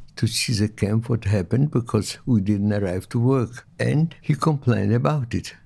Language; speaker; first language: English; non-native, fluent; Lithuanian